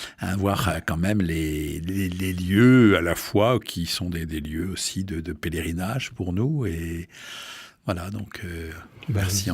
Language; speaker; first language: French; native; French